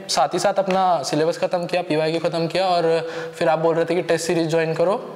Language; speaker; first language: Hindi; native; Hindi